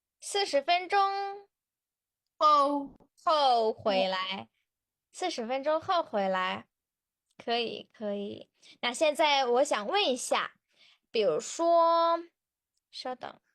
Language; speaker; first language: Chinese; non-native, fluent; Georgian